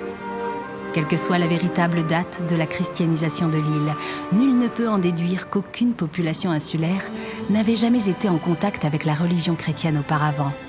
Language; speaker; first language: French; native; French